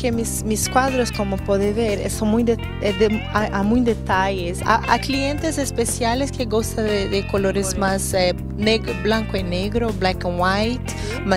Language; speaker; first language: Spanish; non-native, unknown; Portuguese